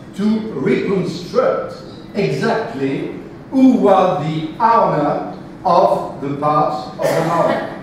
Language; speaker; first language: English; non-native, fluent; French